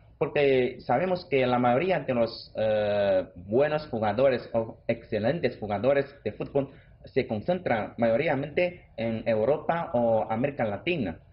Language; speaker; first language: Spanish; non-native, fluent; Chinese